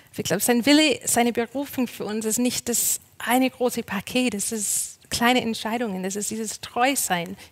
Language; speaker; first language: German; non-native, fluent; English